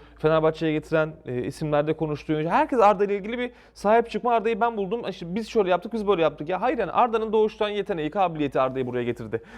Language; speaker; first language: Turkish; native; Turkish